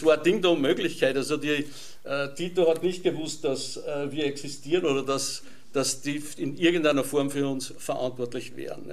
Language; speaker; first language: German; native; German